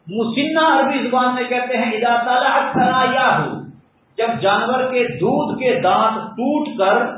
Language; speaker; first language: Urdu; non-native, local second language; Punjabi